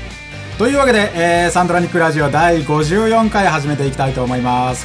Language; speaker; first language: Japanese; native; Japanese